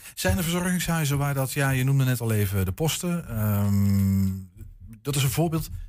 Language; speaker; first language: Dutch; native; Dutch